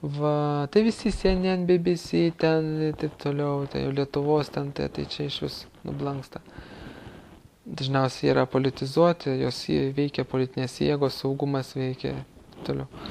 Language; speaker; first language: Lithuanian; native; Lithuanian